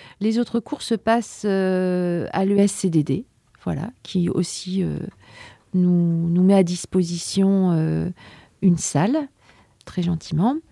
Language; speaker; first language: French; native; French